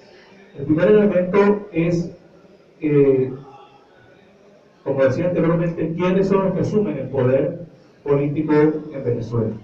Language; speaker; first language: Spanish; native; Spanish